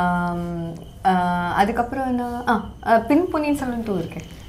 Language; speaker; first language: Tamil; non-native, local second language; Malayalam